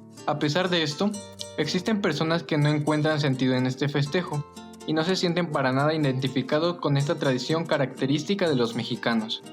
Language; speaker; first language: Spanish; native; Spanish